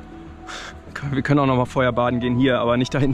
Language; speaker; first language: German; native; German